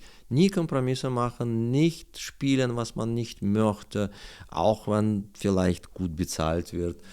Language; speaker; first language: German; non-native, learner; Russian